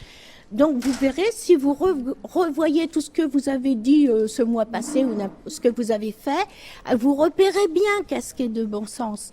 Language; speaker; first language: French; native; French